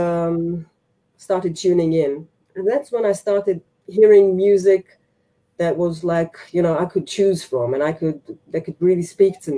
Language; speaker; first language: English; non-native, fluent; Hebrew